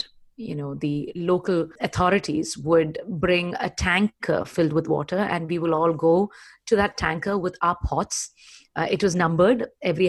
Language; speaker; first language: English; non-native, local second language; Malayalam